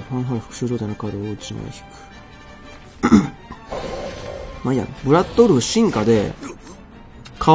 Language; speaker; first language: Japanese; native; Japanese